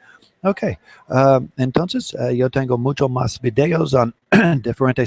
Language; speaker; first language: Spanish; non-native, learner; English